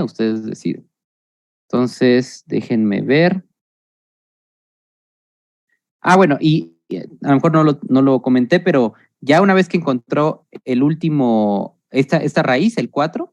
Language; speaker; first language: Spanish; native; Spanish